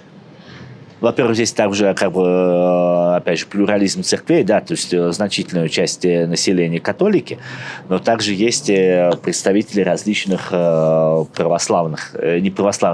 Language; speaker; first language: Russian; native; Russian